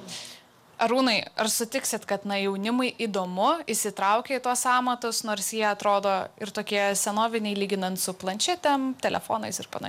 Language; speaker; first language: Lithuanian; native; Lithuanian